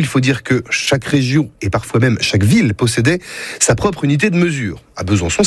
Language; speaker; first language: French; native; French